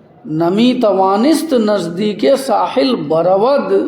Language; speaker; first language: Persian; non-native, fluent; Urdu